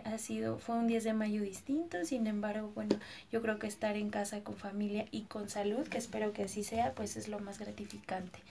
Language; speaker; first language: Spanish; native; Spanish